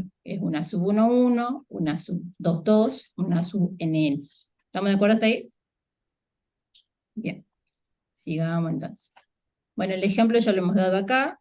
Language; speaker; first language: Spanish; native; Spanish